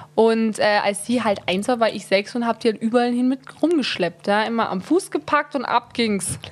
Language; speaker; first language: German; native; German